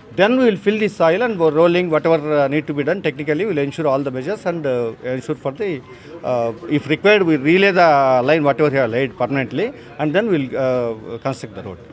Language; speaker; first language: English; non-native, local second language; Telugu